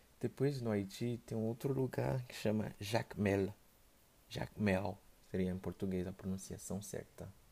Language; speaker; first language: Portuguese; non-native, fluent; Haitian Creole